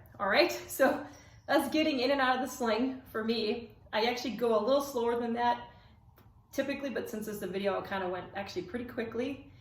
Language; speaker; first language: English; native; English